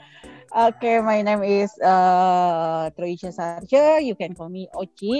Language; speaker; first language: English; non-native, learner; Indonesian